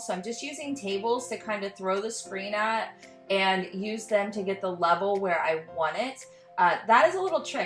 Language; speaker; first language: English; native; English